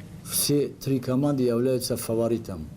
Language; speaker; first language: Russian; non-native, fluent; Tajik